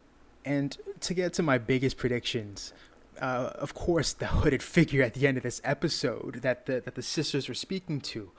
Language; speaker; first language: English; native; English